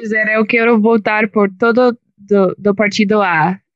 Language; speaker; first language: Portuguese; non-native, learner; English